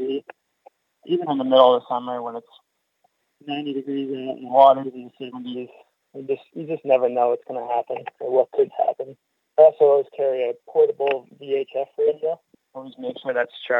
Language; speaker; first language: English; native; English